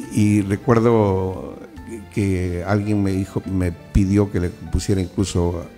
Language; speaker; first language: Spanish; native; Spanish